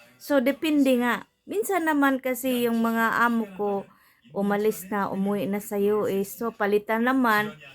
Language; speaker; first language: Filipino; native; Filipino